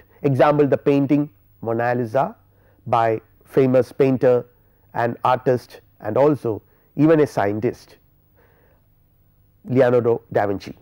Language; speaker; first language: English; non-native, local second language; Malayalam